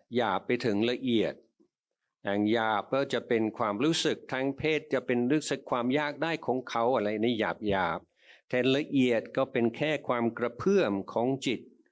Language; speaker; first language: Thai; non-native, fluent; English